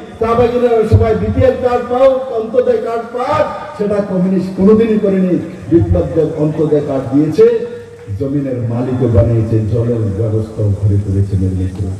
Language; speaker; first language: Bangla; native; Bangla